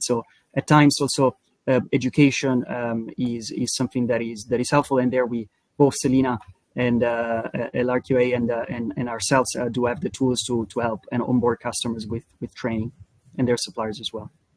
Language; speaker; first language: English; non-native, fluent; Italian